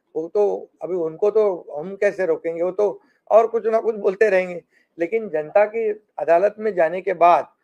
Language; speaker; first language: Hindi; non-native, local second language; Marathi